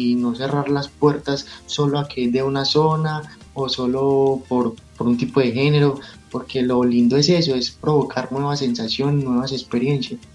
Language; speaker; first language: Spanish; native; Spanish